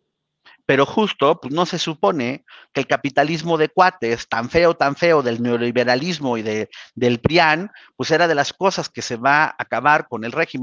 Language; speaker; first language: Spanish; native; Spanish